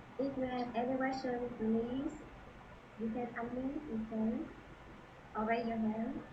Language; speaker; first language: English; non-native, fluent; Vietnamese